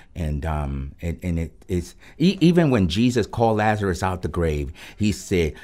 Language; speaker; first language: English; early bilingual, other home language; Spanish